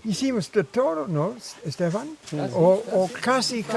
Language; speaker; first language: Spanish; non-native, learner; English